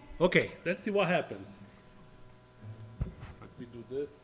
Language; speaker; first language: English; non-native, fluent; Portuguese